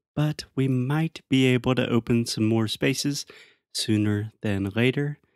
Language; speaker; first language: English; native; English